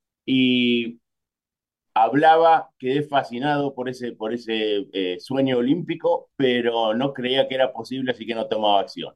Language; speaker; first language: Spanish; native; Spanish